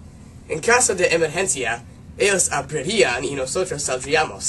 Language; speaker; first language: Spanish; non-native, learner; English